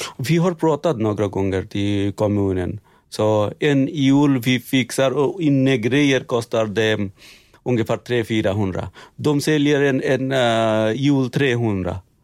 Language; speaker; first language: Swedish; non-native, learner; Bangla